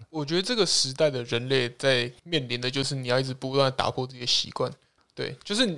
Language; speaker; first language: Chinese; native; Chinese